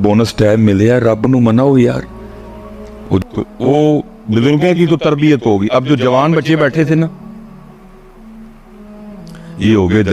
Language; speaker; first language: Hindi; non-native, local second language; Punjabi